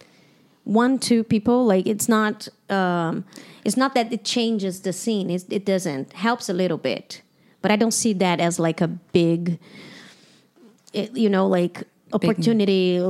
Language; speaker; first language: English; non-native, fluent; Portuguese